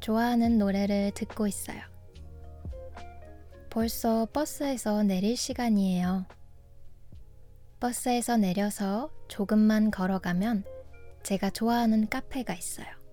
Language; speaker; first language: Korean; non-native, fluent; English